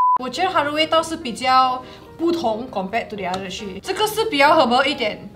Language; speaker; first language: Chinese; non-native, local second language; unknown